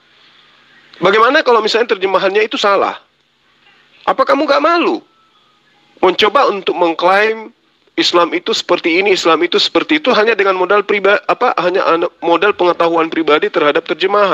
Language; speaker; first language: Indonesian; native; Indonesian